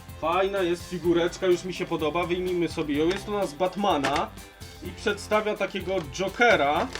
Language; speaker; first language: Polish; native; Polish